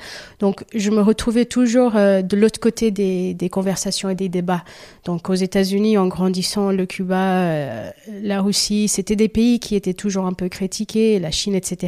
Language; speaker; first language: French; non-native, fluent; Kabuverdianu